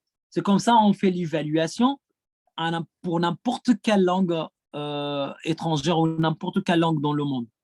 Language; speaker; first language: French; non-native, fluent; Arabic